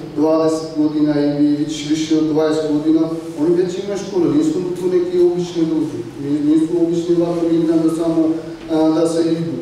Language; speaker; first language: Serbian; non-native, learner; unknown